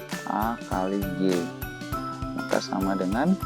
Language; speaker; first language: Indonesian; native; Indonesian